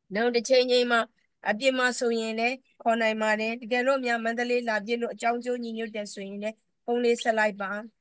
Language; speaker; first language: Burmese; native; Burmese